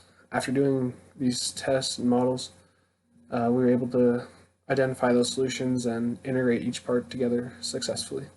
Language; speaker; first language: English; native; English